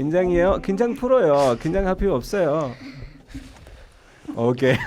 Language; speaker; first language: Korean; non-native, fluent; Urdu